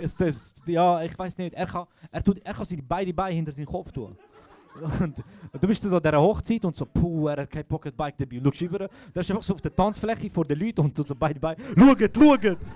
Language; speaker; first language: German; early bilingual, other home language; Croatian